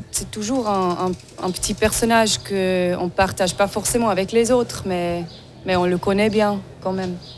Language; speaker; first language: French; non-native, local second language; Swiss German